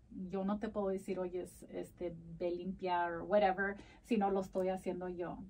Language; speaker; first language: Spanish; early bilingual, heritage; Spanish